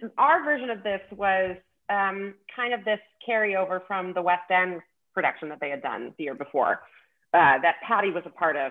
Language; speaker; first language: English; native; English